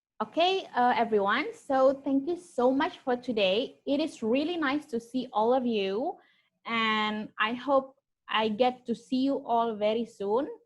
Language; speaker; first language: English; non-native, fluent; Indonesian